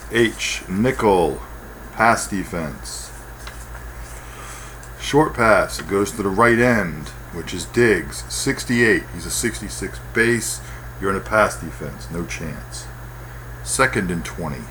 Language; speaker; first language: English; native; English